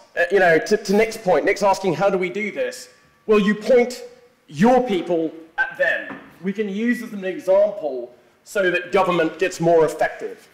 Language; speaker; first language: English; native; English